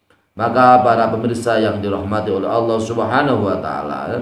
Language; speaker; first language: Indonesian; non-native, local second language; Javanese